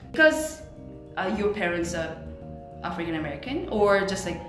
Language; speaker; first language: English; non-native, fluent; Japanese